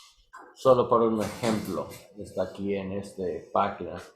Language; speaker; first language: Spanish; non-native, learner; English